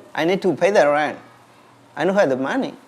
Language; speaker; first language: English; non-native, learner; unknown